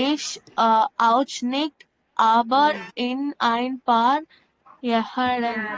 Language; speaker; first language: German; non-native, learner; Tamil